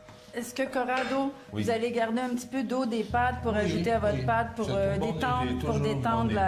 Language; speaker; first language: French; native; French